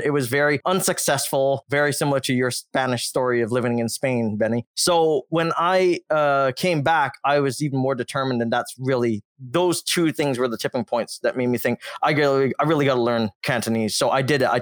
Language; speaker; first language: English; native; English